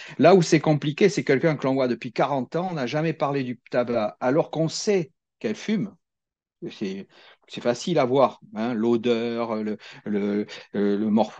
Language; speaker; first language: French; native; French